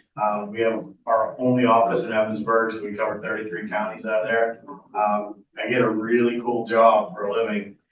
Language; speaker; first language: English; native; English